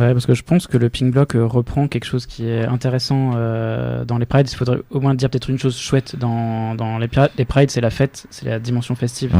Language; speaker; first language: French; native; French